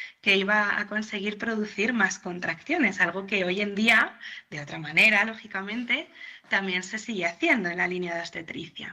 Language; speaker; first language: Spanish; native; Spanish